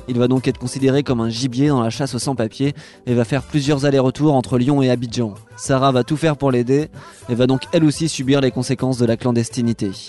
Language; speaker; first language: French; native; French